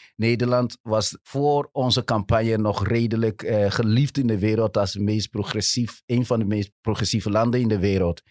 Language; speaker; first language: Dutch; early bilingual, other home language; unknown